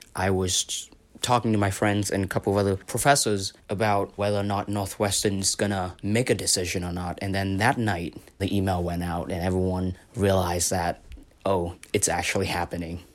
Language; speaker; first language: English; non-native, fluent; Vietnamese